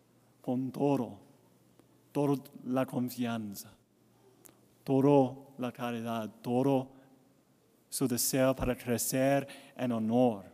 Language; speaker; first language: Spanish; non-native, learner; English